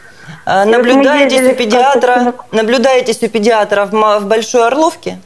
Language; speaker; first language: Russian; native; Russian